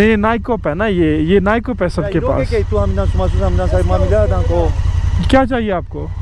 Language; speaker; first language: Hindi; early bilingual, heritage; Urdu